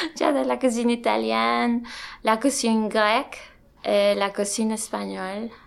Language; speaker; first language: French; non-native, learner; Spanish